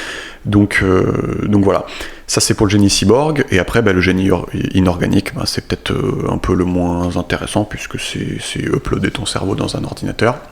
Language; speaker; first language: French; native; French